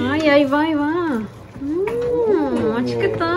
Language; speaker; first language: Korean; non-native, learner; Spanish